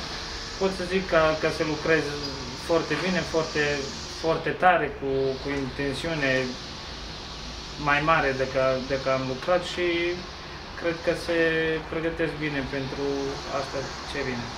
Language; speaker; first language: Romanian; non-native, learner; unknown